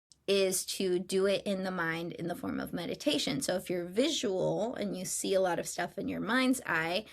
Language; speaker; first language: English; native; English